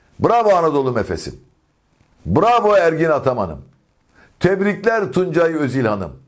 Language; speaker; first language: Turkish; native; Turkish